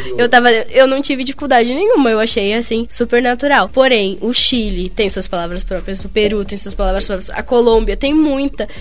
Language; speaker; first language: Portuguese; native; Portuguese